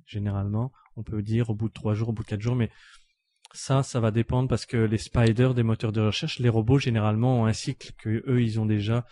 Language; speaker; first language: French; native; French